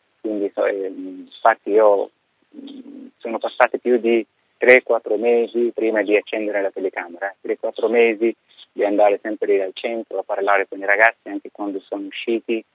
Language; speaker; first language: Italian; non-native, fluent; Arabic